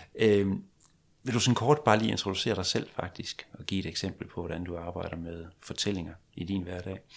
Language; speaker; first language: Danish; native; Danish